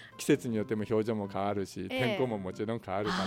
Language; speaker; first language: Japanese; native; Japanese